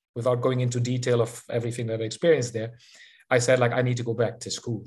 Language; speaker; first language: English; non-native, fluent; Dutch